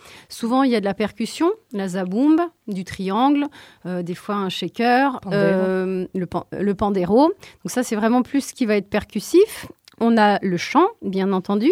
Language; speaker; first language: French; native; French